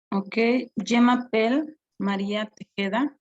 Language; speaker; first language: French; non-native, learner; Spanish